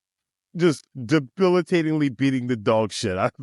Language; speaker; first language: English; native; English